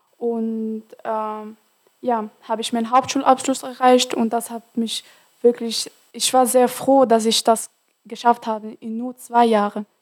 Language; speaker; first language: German; non-native, fluent; Arabic